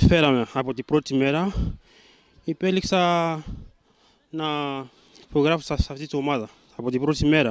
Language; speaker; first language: Greek; non-native, learner; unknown